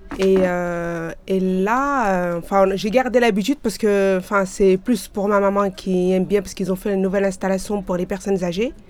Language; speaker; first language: French; early bilingual, other home language; Arabic